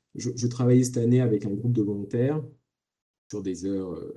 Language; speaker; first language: French; native; French